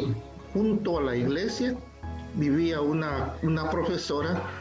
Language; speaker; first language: Spanish; native; Spanish